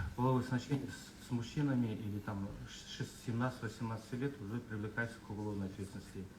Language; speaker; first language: Russian; non-native, local second language; Kazakh